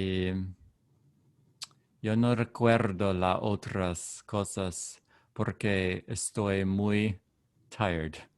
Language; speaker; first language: Spanish; non-native, learner; English